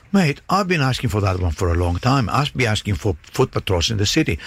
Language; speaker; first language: English; non-native, fluent; Greek